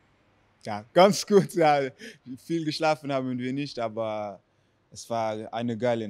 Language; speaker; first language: German; non-native, fluent; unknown